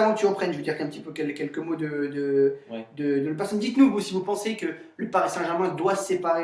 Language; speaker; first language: French; native; French